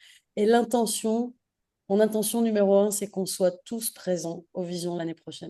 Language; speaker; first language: French; native; French